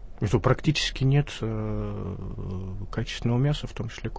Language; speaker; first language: Russian; native; Russian